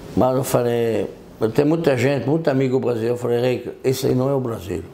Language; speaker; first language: Portuguese; non-native, fluent; French